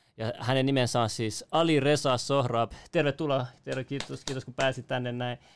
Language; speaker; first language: Finnish; native; Finnish